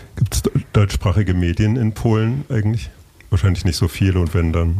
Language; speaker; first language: German; native; German